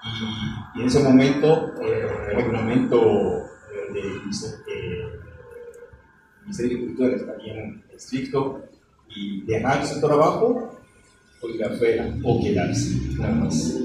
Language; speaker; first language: Spanish; non-native, fluent; Japanese